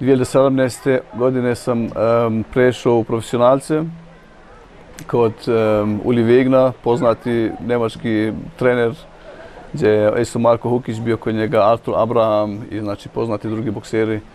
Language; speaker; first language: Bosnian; early bilingual, heritage; Bosnian